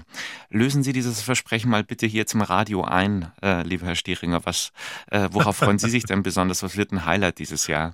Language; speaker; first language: German; native; German